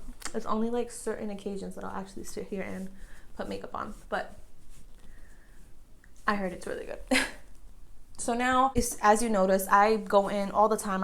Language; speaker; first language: English; native; English